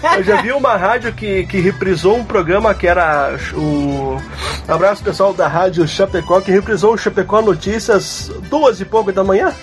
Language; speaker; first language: Portuguese; native; Portuguese